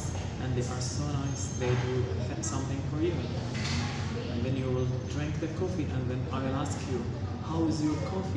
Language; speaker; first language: English; non-native, learner; Arabic